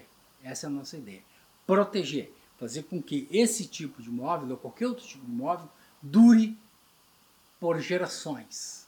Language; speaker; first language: Portuguese; native; Portuguese